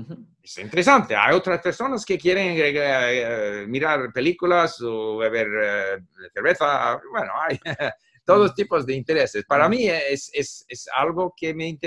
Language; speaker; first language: Spanish; non-native, fluent; English